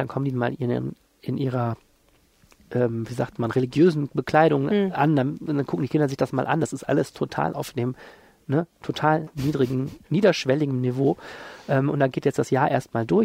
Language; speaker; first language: German; native; German